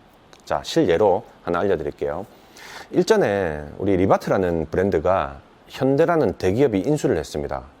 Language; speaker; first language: Korean; native; Korean